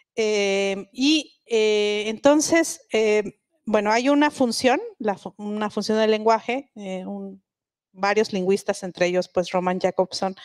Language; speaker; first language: Spanish; non-native, local second language; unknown